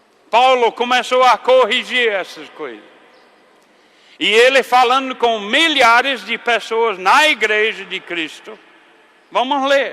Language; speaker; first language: Portuguese; non-native, fluent; English